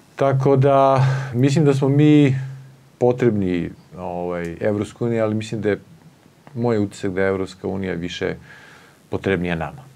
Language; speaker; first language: Serbian; native; Serbian